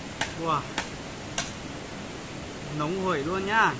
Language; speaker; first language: Vietnamese; non-native, local second language; Hmong